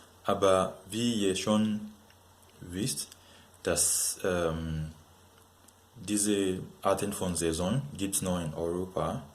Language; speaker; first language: German; non-native, learner; Yoruba